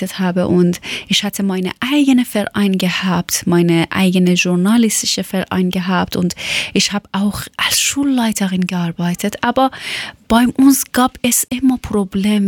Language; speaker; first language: German; non-native, learner; Persian